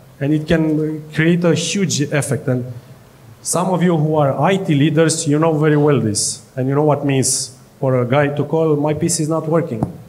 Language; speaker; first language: English; non-native, fluent; Romanian